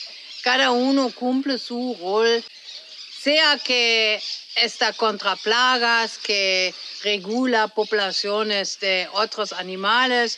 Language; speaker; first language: Spanish; non-native, fluent; German